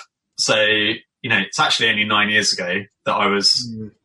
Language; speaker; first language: English; native; English